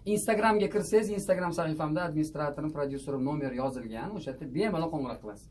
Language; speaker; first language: Russian; non-native, local second language; Uzbek